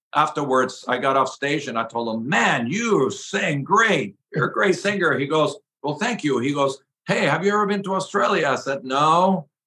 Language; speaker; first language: English; early bilingual, other home language; Spanish